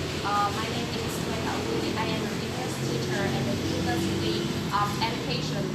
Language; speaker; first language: English; non-native, learner; Vietnamese